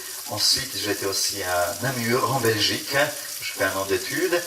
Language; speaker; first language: French; non-native, fluent; Polish